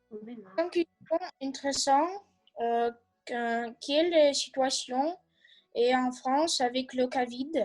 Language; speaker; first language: French; non-native, learner; Russian